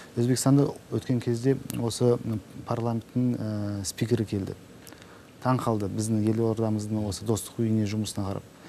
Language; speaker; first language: Kazakh; non-native, local second language; Uzbek